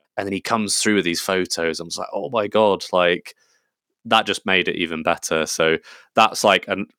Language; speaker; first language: English; native; English